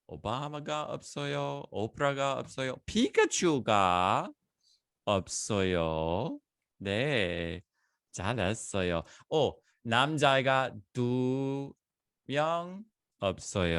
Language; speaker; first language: Korean; non-native, fluent; English